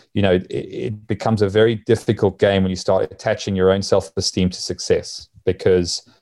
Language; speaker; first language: English; native; English